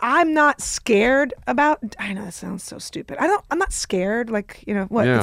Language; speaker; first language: English; early bilingual, other home language; Russian